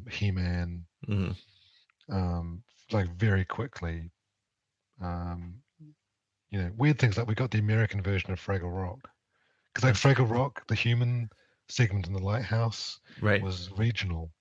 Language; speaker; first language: English; native; English